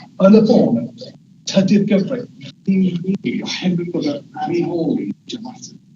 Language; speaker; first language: Welsh; native; Welsh